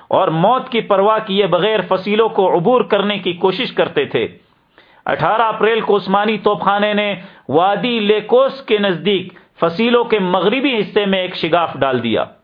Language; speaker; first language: Urdu; native; Urdu